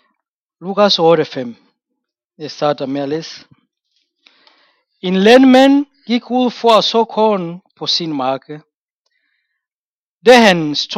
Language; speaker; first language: Danish; non-native, fluent; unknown